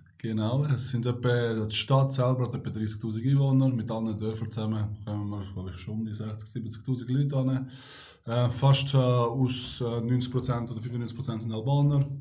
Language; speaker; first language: German; early bilingual, other home language; Albanian